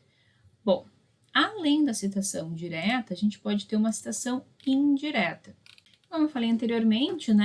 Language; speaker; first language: Portuguese; native; Portuguese